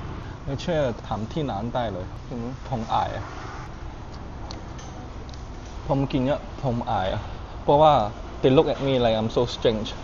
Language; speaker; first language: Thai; native; Thai